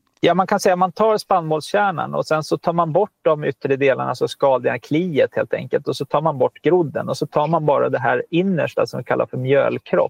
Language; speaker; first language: Swedish; native; Swedish